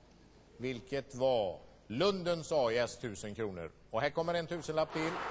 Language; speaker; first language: Swedish; native; Swedish